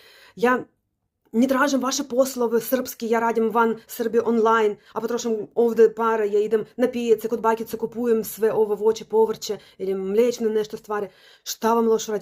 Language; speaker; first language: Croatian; non-native, learner; Russian